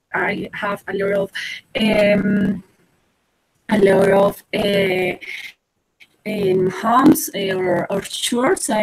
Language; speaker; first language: English; non-native, learner; Spanish